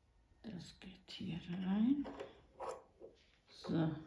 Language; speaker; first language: German; non-native, fluent; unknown